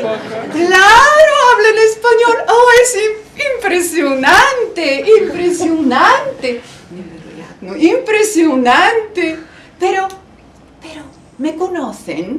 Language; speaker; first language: Spanish; non-native, fluent; Bulgarian